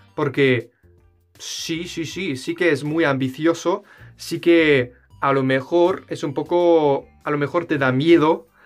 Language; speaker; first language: Spanish; non-native, fluent; German